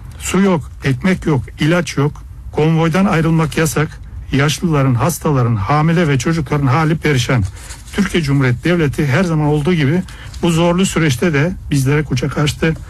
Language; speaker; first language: Turkish; early bilingual, heritage; Turkish